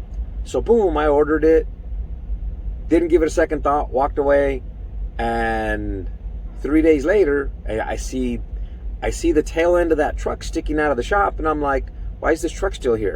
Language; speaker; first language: English; native; English